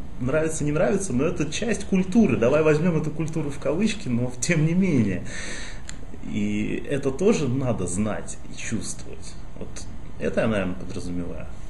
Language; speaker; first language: Russian; native; Russian